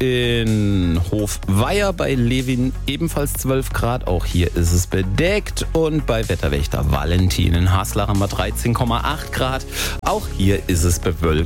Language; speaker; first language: German; native; German